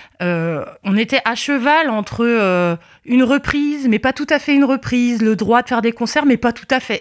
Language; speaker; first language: French; native; French